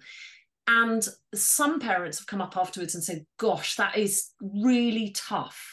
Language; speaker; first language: English; native; English